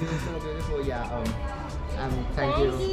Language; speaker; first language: English; non-native, learner; Thai